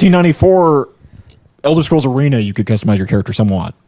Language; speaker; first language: English; native; English